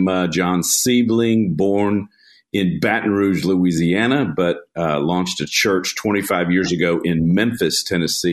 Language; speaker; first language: English; native; English